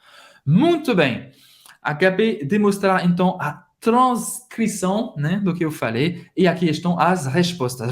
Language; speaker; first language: Portuguese; non-native, fluent; French